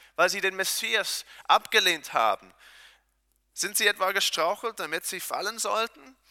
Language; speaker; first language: German; non-native, fluent; Hebrew